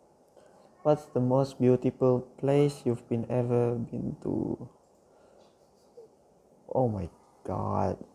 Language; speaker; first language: English; non-native, learner; Indonesian